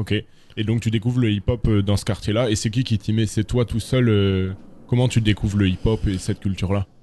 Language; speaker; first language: French; native; French